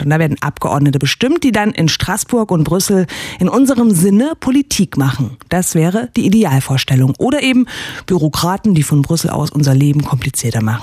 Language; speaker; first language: German; native; German